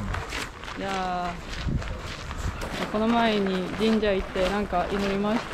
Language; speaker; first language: Japanese; non-native, fluent; Korean